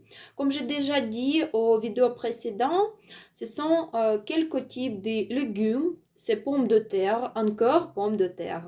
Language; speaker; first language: French; non-native, learner; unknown